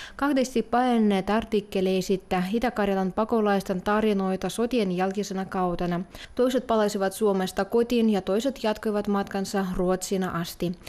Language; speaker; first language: Finnish; non-native, fluent; Russian